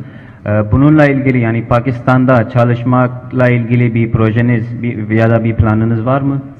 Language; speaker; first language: Turkish; non-native, fluent; Urdu